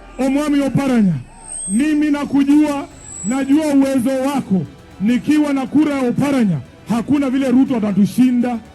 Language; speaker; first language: Swahili; non-native, local second language; Luyia